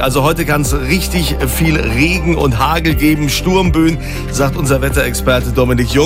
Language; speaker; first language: German; native; German